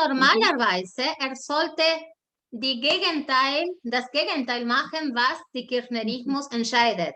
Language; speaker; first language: German; non-native, fluent; Spanish